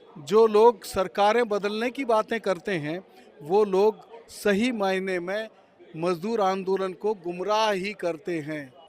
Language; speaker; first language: Hindi; native; Hindi